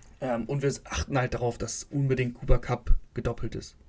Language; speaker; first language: German; native; German